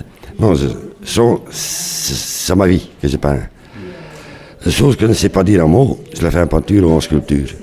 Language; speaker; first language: French; non-native, local second language; Dutch